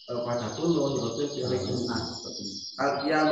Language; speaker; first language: Arabic; non-native, learner; Indonesian